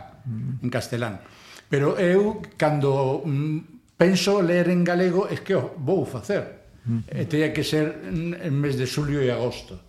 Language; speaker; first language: Galician; non-native, local second language; Spanish